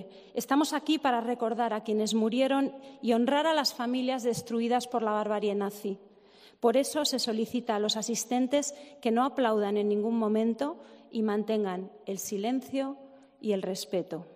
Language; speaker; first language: Spanish; native; Spanish